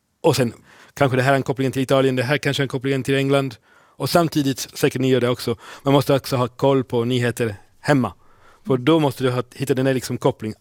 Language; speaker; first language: Swedish; non-native, fluent; Italian